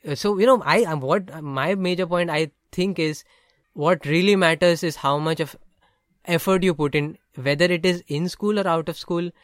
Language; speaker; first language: English; non-native, local second language; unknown